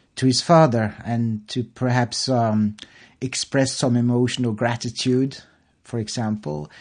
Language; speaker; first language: English; non-native, fluent; Norwegian